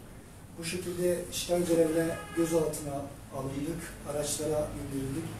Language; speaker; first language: Turkish; native; Turkish